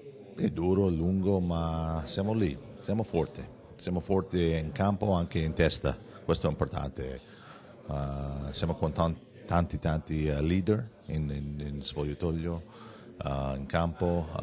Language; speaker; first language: Italian; non-native, learner; English